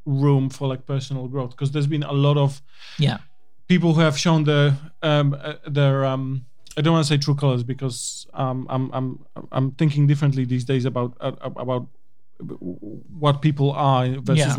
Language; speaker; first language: English; non-native, fluent; Polish